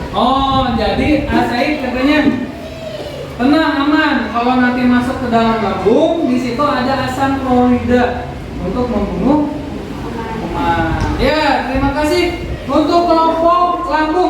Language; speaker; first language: Indonesian; non-native, local second language; Sundanese